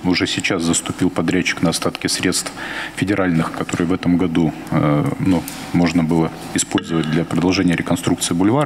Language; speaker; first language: Russian; native; Russian